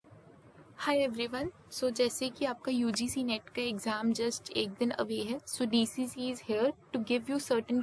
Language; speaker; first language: Hindi; native; Hindi